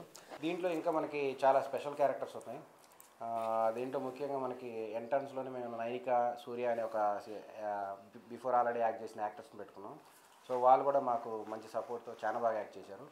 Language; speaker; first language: Telugu; native; Telugu